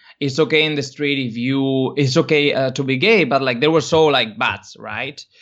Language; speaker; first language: English; non-native, fluent; Spanish